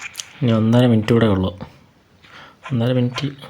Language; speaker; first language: Malayalam; native; Malayalam